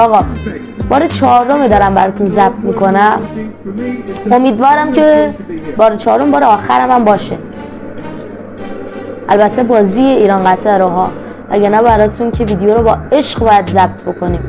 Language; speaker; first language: Persian; native; Persian